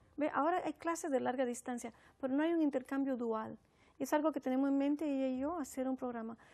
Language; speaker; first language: Spanish; early bilingual, heritage; Spanish